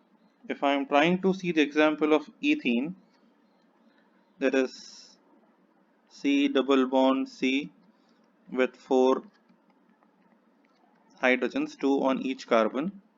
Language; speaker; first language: English; non-native, local second language; Hindi